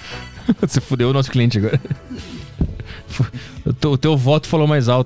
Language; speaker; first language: Portuguese; native; Portuguese